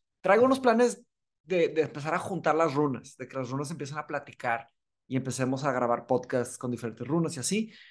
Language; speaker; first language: Spanish; native; Spanish